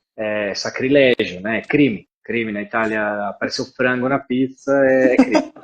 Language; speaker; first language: Portuguese; non-native, fluent; Italian